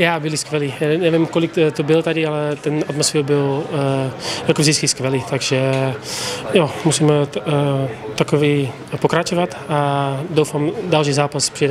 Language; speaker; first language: Czech; non-native, learner; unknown